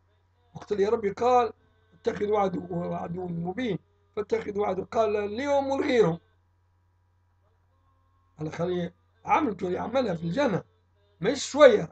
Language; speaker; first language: Arabic; native; Arabic